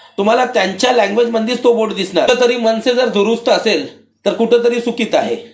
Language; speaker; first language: Marathi; non-native, local second language; Urdu